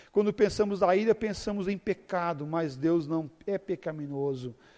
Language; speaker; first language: Portuguese; native; Portuguese